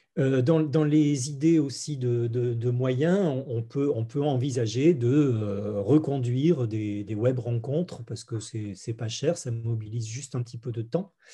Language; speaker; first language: French; native; French